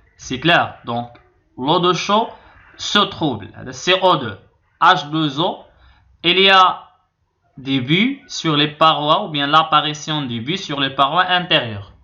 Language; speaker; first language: French; non-native, local second language; Arabic